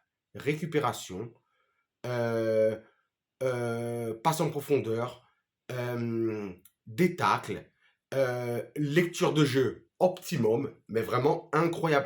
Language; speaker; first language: French; native; French